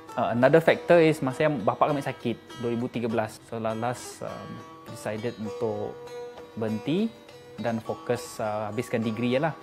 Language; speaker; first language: Malay; native; Malay